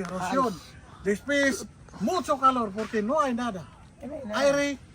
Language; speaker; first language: Spanish; non-native, learner; Filipino